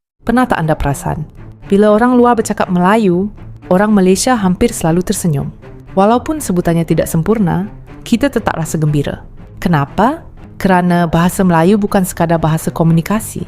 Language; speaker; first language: Malay; native; Malay